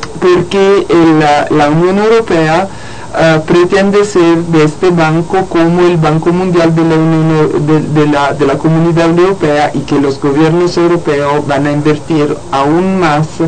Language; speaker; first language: Spanish; non-native, fluent; Italian